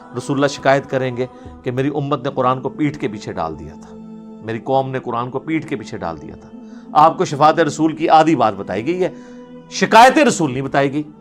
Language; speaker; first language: Urdu; non-native, local second language; Punjabi